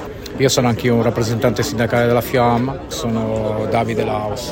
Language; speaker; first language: Italian; native; Italian